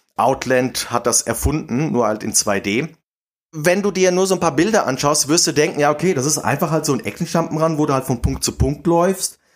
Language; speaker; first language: German; native; German